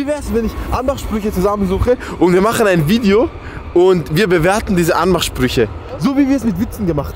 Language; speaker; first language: German; early bilingual, other home language; Persian